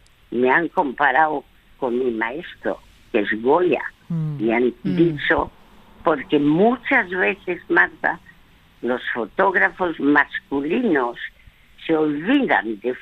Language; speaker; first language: Spanish; early bilingual, other home language; French